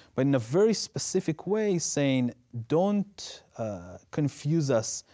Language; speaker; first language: English; non-native, fluent; Hebrew